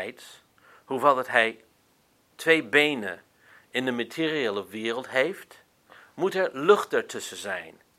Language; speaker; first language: Dutch; non-native, fluent; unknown